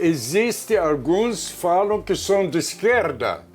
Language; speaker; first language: Portuguese; non-native, fluent; Arabic